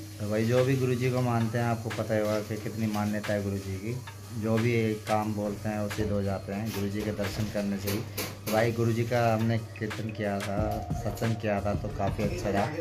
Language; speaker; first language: Hindi; native; Hindi